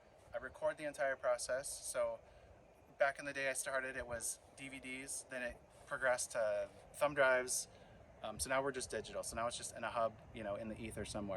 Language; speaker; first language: English; native; English